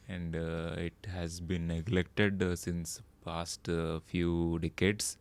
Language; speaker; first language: English; non-native, local second language; Telugu